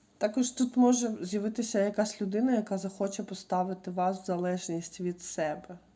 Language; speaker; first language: Ukrainian; non-native, local second language; Russian